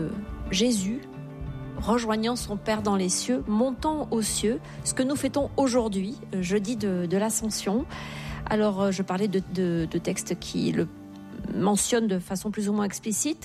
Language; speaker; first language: French; native; French